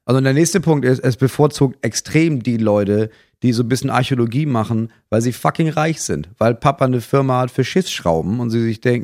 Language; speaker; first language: German; native; German